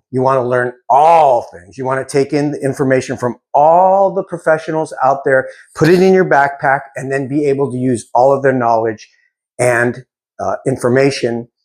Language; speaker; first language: English; native; English